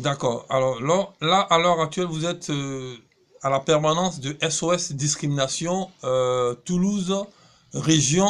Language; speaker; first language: French; native; French